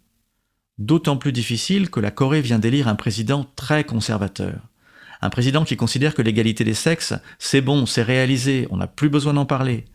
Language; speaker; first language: French; native; French